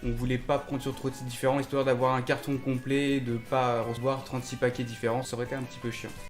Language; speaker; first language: French; native; French